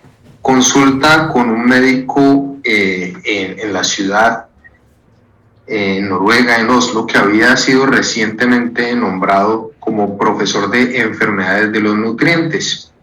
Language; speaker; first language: Spanish; native; Spanish